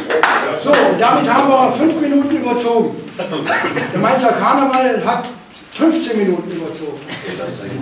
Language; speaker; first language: German; native; German